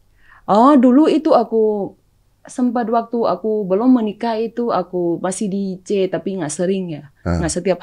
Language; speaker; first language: Indonesian; non-native, fluent; Thai